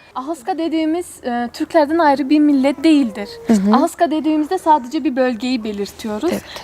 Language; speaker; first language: Turkish; early bilingual, heritage; Kazakh